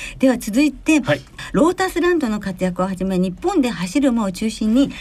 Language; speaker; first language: Japanese; native; Japanese